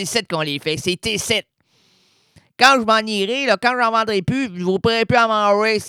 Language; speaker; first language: French; native; French